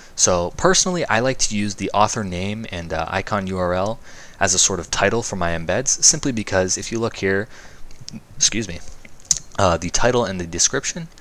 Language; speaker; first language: English; native; English